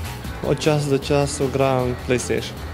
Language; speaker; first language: Polish; non-native, learner; Bosnian